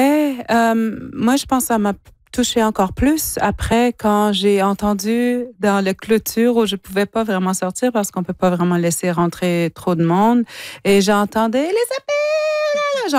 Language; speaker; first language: French; non-native, local second language; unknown